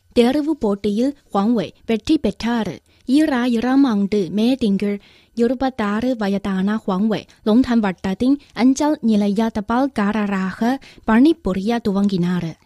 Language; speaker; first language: Tamil; non-native, fluent; Chinese